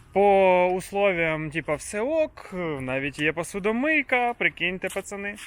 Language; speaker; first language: Ukrainian; native; Ukrainian